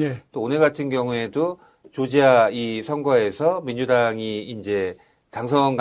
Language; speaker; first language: Korean; native; Korean